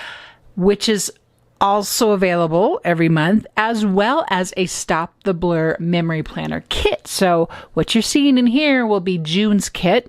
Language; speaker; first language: English; native; English